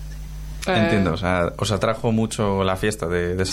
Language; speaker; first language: Spanish; native; Spanish